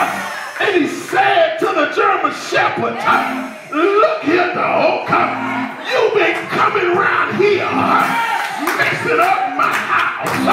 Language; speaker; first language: English; native; English